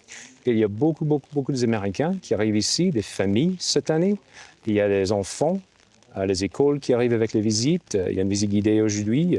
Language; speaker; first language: French; non-native, fluent; English